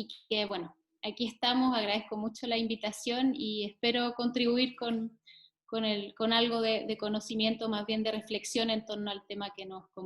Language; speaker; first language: Spanish; native; Spanish